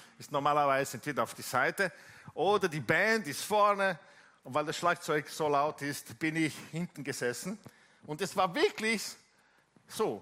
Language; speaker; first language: German; non-native, fluent; Italian